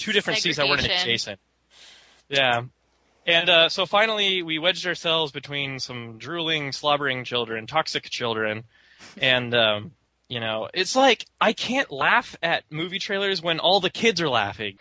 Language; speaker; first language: English; non-native, fluent; Spanish